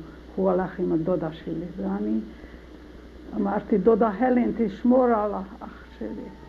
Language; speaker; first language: Hebrew; non-native, learner; Hungarian